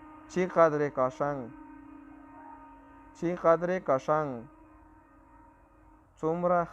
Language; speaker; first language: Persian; non-native, local second language; Pashto